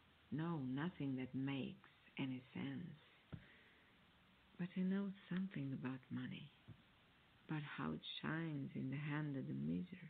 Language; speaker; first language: English; non-native, fluent; Italian